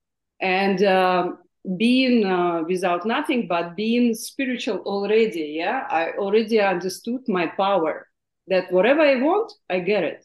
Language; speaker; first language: English; non-native, fluent; Russian